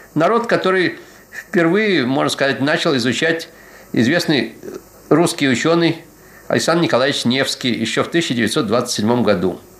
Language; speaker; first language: Russian; native; Russian